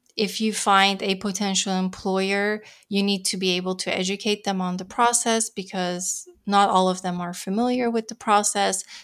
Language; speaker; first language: English; non-native, fluent; Dutch